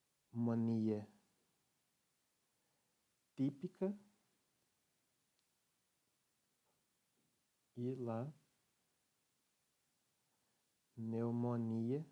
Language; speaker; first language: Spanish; non-native, learner; Portuguese